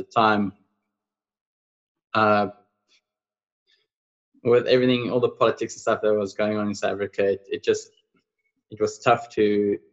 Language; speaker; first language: English; non-native, local second language; Afrikaans